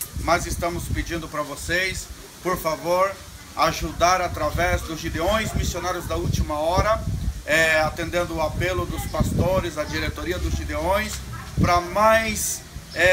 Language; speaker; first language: Portuguese; native; Portuguese